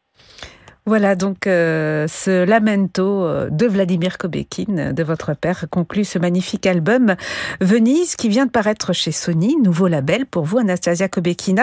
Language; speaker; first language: French; native; French